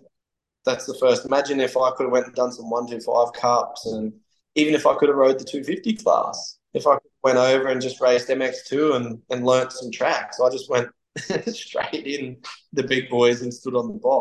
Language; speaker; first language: English; native; English